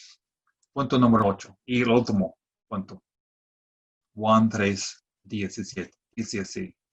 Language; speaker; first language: Spanish; non-native, fluent; English